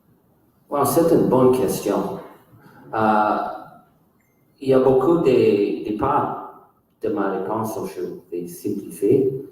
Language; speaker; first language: French; non-native, local second language; English